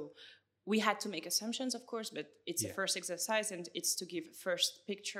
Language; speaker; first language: English; non-native, fluent; French